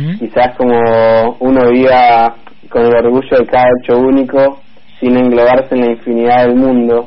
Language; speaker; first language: Spanish; native; Spanish